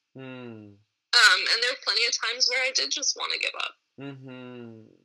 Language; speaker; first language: English; native; English